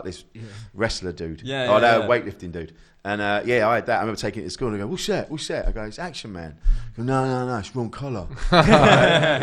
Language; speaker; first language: English; native; English